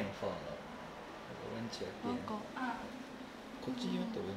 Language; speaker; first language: Japanese; native; Japanese